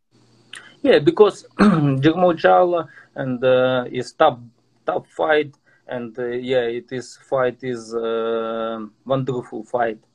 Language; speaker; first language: English; non-native, learner; Russian